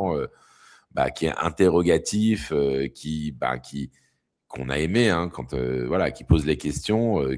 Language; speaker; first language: French; native; French